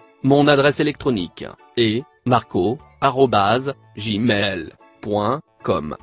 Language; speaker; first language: French; non-native, learner; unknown